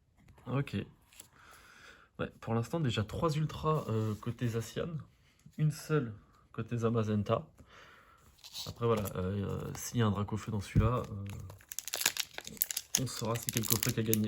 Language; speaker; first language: French; native; French